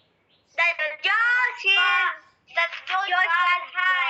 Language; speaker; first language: English; non-native, learner; Hindi